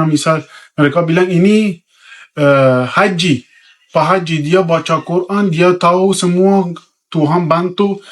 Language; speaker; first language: Indonesian; non-native, fluent; Persian